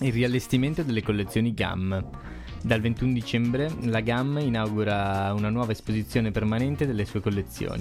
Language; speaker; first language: Italian; native; Italian